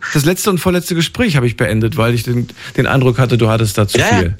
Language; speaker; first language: German; native; German